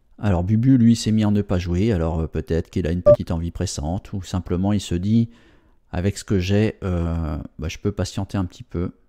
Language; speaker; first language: French; native; French